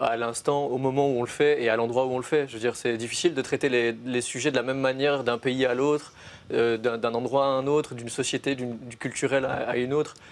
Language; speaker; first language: French; native; French